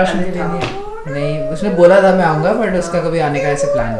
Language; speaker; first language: Hindi; native; Hindi